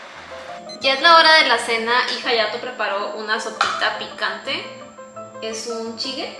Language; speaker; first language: Spanish; native; Spanish